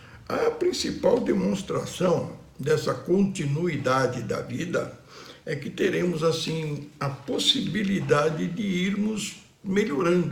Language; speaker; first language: Portuguese; native; Portuguese